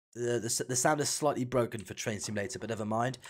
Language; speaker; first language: English; native; English